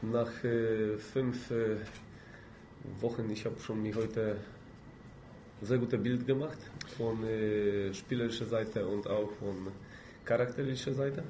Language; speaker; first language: German; non-native, fluent; Polish